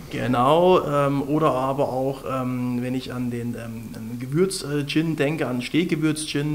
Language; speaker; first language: German; native; German